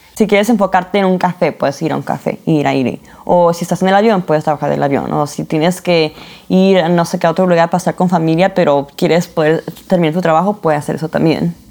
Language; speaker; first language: Spanish; early bilingual, heritage; Spanish